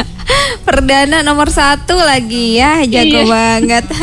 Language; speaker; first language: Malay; non-native, local second language; Javanese